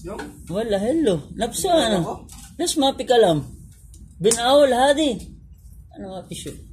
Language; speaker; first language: Arabic; non-native, learner; Filipino